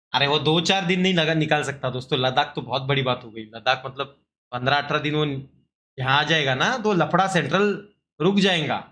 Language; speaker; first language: Hindi; non-native, local second language; Marathi